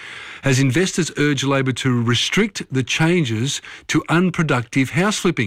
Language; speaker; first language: English; native; English